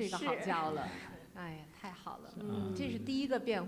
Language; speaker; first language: Chinese; native; Chinese